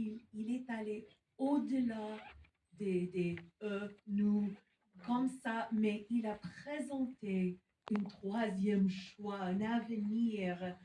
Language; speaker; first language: French; non-native, fluent; English